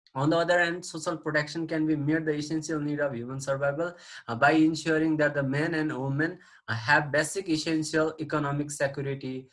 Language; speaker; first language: English; non-native, local second language; Nepali